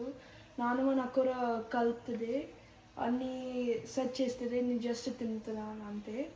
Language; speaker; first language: Telugu; early bilingual, heritage; Telugu